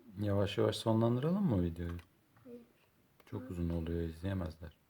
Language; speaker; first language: Turkish; native; Turkish